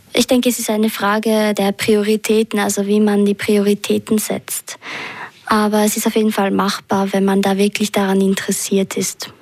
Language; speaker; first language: German; early bilingual, other home language; Albanian